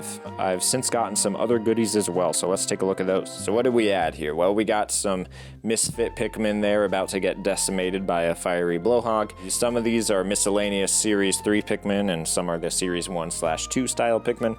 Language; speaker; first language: English; native; English